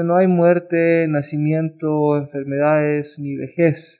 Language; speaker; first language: Spanish; native; Spanish